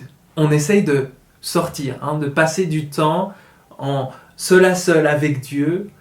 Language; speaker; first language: French; native; French